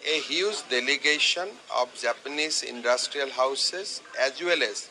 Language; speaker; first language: English; non-native, local second language; Assamese